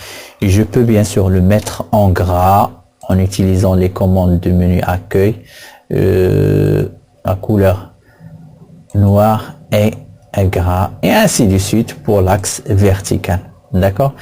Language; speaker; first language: French; non-native, local second language; Arabic